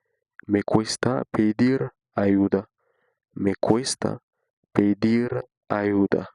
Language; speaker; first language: Spanish; non-native, fluent; Haitian Creole